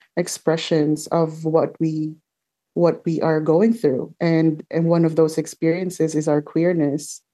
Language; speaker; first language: English; non-native, local second language; Filipino